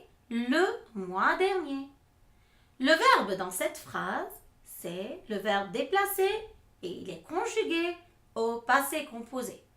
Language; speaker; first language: French; non-native, fluent; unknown